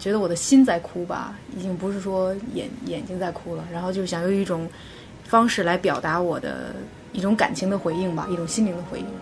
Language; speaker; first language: Chinese; native; Chinese